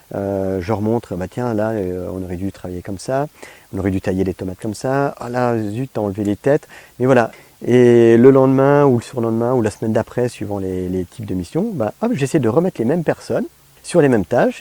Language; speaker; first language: French; native; French